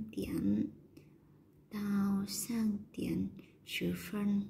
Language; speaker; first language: Chinese; non-native, learner; Vietnamese